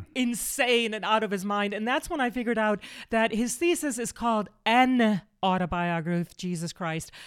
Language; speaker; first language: English; early bilingual, other home language; German